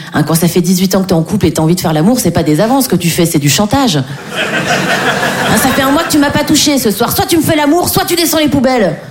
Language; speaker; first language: French; native; French